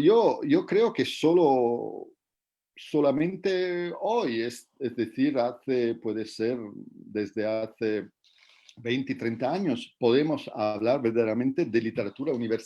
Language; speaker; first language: Spanish; non-native, fluent; Italian